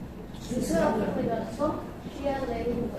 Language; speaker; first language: French; non-native, learner; Indonesian